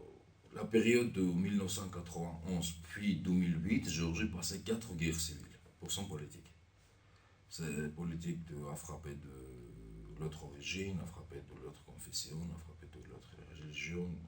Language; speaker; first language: French; non-native, learner; Armenian